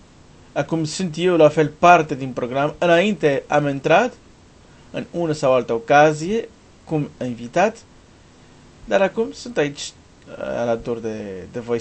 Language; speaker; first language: Romanian; non-native, learner; Portuguese